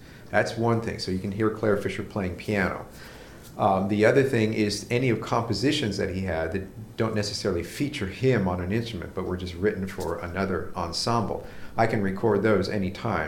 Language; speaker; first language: English; native; English